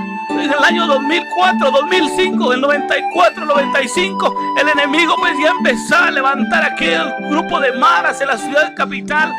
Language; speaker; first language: Spanish; native; Spanish